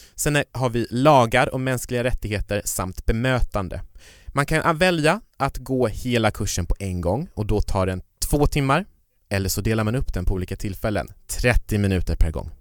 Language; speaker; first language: Swedish; native; Swedish